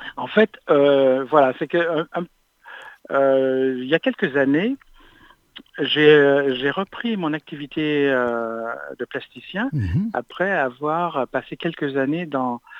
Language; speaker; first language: French; native; French